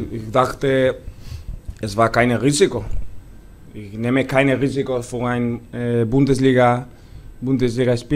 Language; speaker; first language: German; non-native, fluent; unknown